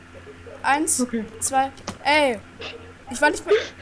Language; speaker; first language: German; early bilingual, other home language; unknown